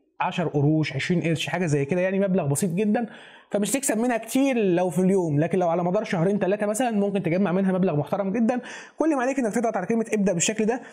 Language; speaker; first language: Arabic; native; Arabic